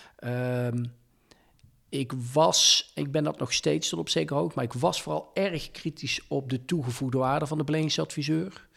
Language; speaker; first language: Dutch; native; Dutch